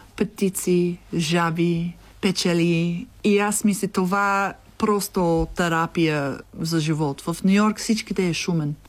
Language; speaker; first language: Bulgarian; non-native, learner; English